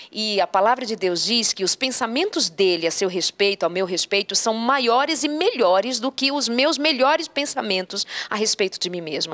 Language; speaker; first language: Portuguese; native; Portuguese